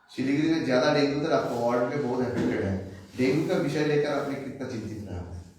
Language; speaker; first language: Hindi; non-native, local second language; Bangla